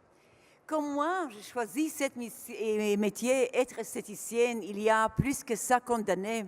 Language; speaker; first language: French; non-native, learner; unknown